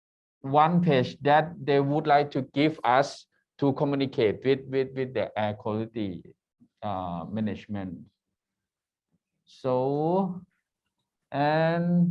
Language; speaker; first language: English; non-native, learner; Thai